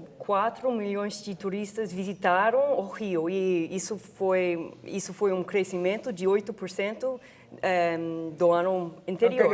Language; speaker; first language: Portuguese; non-native, fluent; English